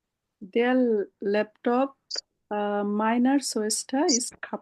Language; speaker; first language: German; non-native, fluent; Bangla